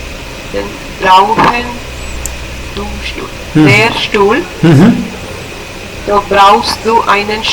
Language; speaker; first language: German; non-native, learner; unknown